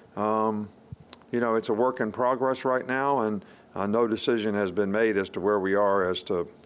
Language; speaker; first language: English; native; English